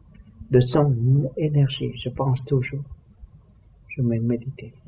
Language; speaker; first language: French; non-native, learner; Vietnamese